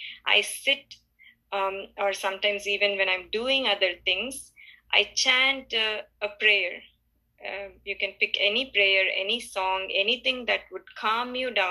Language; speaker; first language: English; non-native, local second language; Tamil